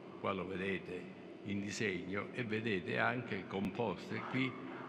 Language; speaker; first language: Italian; native; Italian